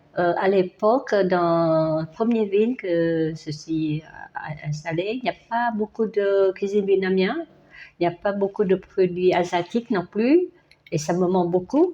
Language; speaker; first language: French; non-native, learner; Vietnamese